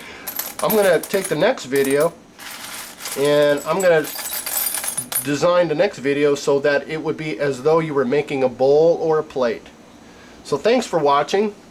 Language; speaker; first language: English; native; English